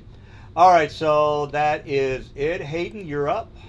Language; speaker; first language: English; native; English